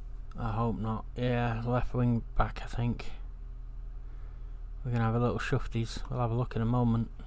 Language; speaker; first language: English; native; English